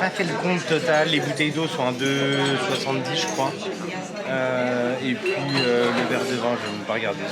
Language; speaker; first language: French; native; French